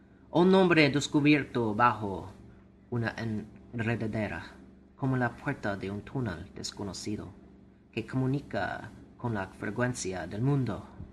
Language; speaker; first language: Spanish; non-native, fluent; English